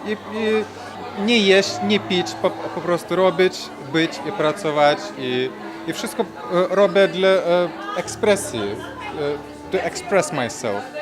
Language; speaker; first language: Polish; non-native, learner; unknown